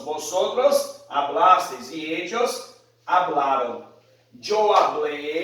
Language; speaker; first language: Spanish; non-native, fluent; Portuguese